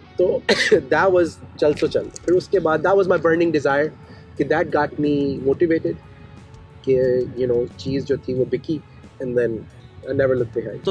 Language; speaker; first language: Urdu; native; Urdu